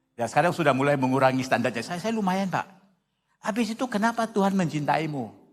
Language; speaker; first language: Indonesian; non-native, fluent; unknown